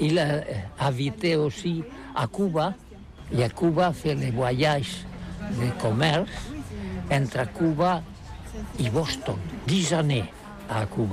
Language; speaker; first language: French; non-native, learner; Catalan